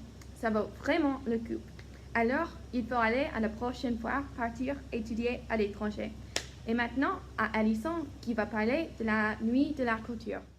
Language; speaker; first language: French; non-native, learner; English